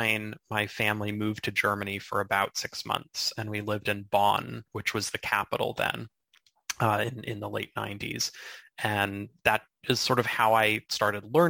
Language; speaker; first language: English; native; English